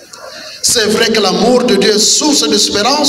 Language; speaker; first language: French; non-native, local second language; Kituba (Democratic Republic of Congo)